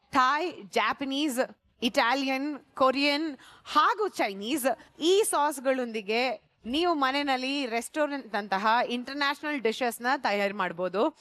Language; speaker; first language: Kannada; native; Kannada